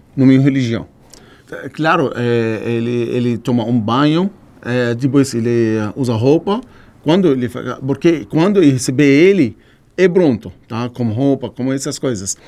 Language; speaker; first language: Portuguese; non-native, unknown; Arabic